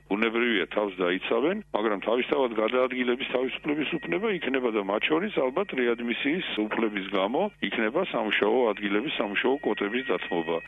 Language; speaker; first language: Georgian; native; Georgian